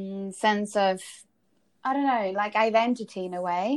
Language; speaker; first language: English; non-native, fluent; Spanish